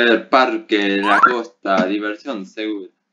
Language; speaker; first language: Spanish; native; Spanish